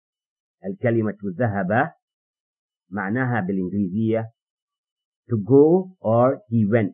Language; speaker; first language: Arabic; non-native, fluent; English